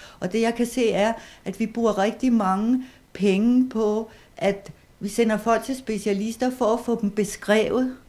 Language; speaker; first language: Danish; native; Danish